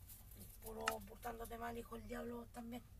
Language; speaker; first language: Spanish; native; Spanish